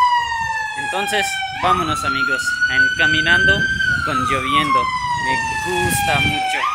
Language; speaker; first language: Spanish; non-native, learner; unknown